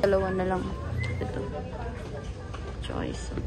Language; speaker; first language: Filipino; native; Filipino